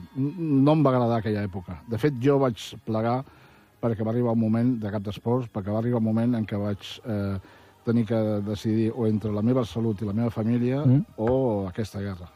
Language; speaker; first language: Catalan; native; Catalan